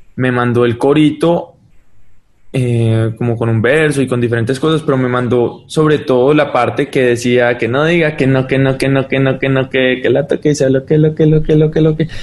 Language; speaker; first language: Spanish; early bilingual, heritage; Spanish